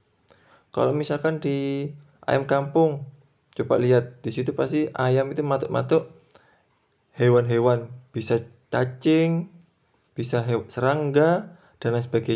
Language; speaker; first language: Indonesian; native; Indonesian